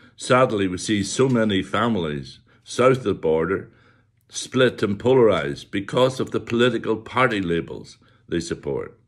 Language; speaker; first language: English; native; English